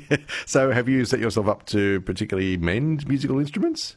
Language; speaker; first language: English; native; English